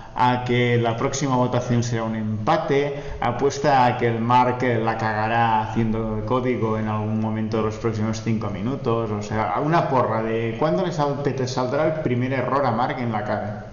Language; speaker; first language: Spanish; non-native, local second language; Catalan